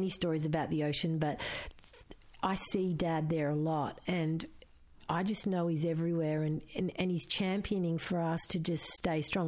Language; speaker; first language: English; non-native, local second language; Croatian